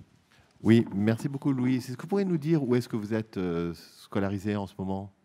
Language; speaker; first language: French; native; French